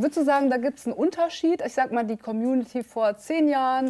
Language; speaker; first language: German; native; German